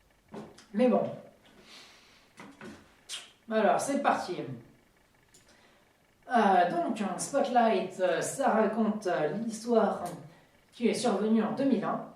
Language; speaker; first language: French; native; French